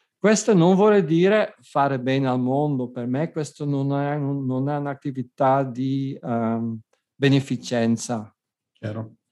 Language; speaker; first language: Italian; non-native, fluent; Dutch